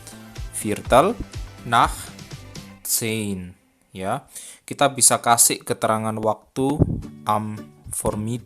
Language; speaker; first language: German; non-native, fluent; Indonesian